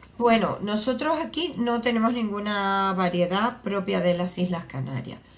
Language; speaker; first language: Spanish; native; Spanish